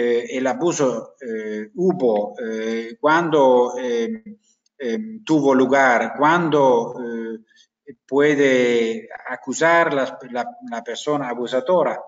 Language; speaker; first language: Spanish; non-native, fluent; German